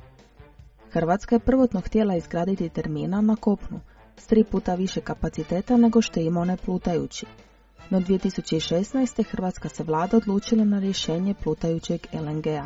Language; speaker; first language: Croatian; native; Croatian